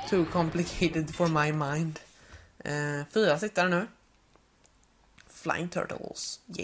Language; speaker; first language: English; non-native, learner; Swedish